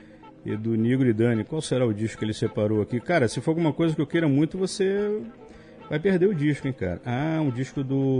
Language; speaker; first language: Portuguese; native; Portuguese